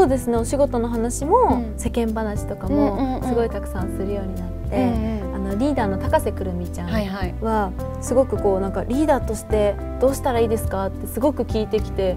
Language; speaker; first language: Japanese; native; Japanese